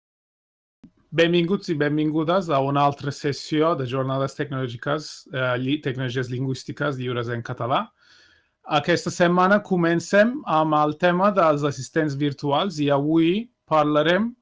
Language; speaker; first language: Catalan; non-native, fluent; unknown